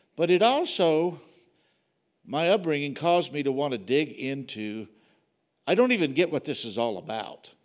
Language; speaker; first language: English; native; English